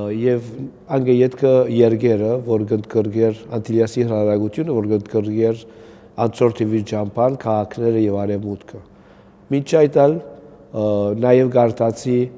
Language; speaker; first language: Armenian; early bilingual, heritage; Armenian